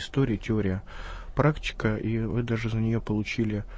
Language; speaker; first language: Russian; native; Russian